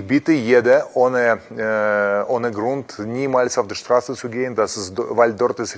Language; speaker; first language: German; non-native, fluent; Russian